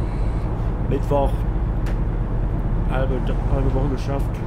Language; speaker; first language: German; native; German